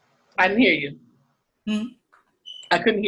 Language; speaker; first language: English; native; English